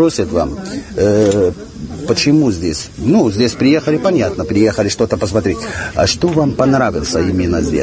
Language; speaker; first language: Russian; non-native, fluent; Arabic